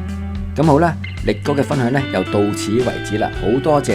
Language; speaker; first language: Cantonese; native; Cantonese